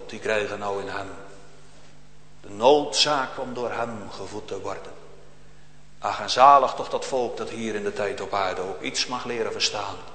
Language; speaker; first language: Dutch; native; Dutch